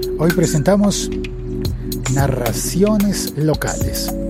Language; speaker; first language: Spanish; native; Spanish